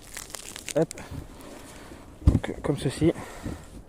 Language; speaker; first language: French; native; French